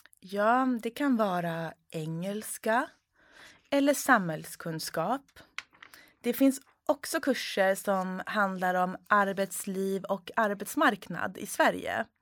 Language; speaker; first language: Swedish; native; Swedish